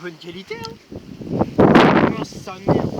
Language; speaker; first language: French; native; French